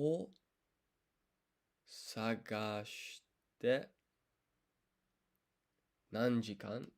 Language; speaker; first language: Japanese; non-native, learner; English